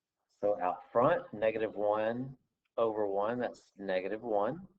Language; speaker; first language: English; native; English